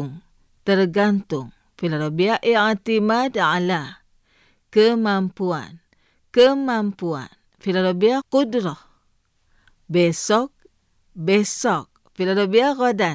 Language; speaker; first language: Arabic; non-native, fluent; Indonesian